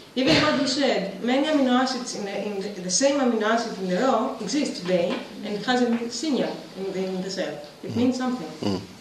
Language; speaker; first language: English; non-native, fluent; Greek